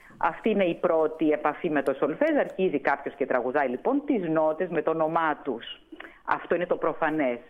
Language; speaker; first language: Greek; native; Greek